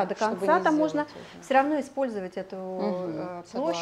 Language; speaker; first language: Russian; native; Russian